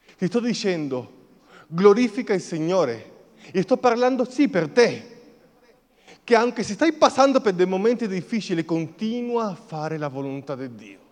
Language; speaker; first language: Italian; non-native, fluent; Spanish